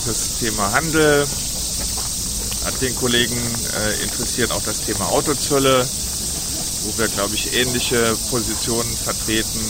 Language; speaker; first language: German; native; German